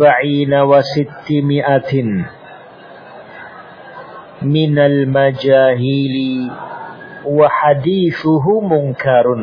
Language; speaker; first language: Arabic; non-native, fluent; Indonesian